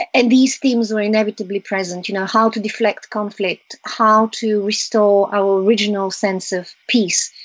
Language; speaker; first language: English; early bilingual, other home language; Bulgarian